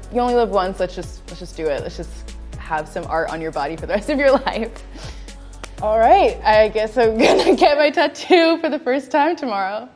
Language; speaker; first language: English; native; English